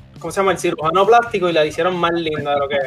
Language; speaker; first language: Spanish; native; Spanish